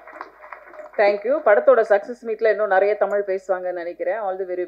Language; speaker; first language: Tamil; native; Tamil